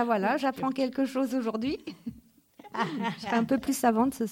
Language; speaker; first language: French; native; French